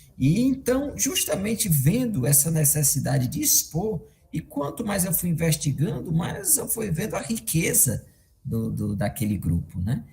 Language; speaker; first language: Portuguese; native; Portuguese